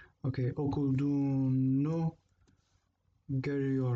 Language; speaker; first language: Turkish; non-native, fluent; English